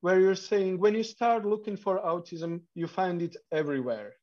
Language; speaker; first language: English; non-native, fluent; Slovak